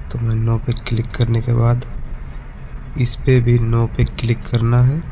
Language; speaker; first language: Hindi; native; Hindi